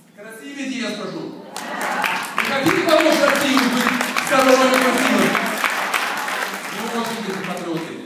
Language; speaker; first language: Russian; non-native, learner; Swedish